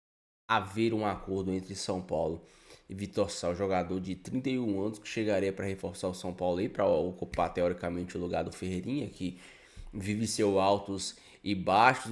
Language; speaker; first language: Portuguese; native; Portuguese